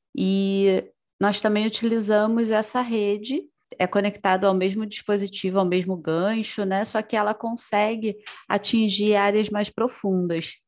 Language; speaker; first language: Portuguese; native; Portuguese